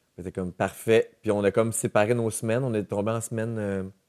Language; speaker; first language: French; native; French